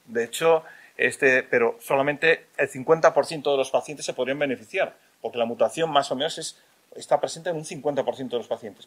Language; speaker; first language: Spanish; native; Spanish